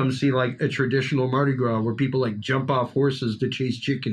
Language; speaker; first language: English; native; English